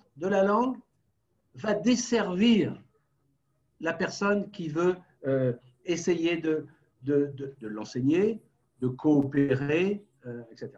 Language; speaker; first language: French; native; French